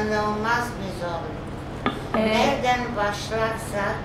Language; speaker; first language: Turkish; non-native, fluent; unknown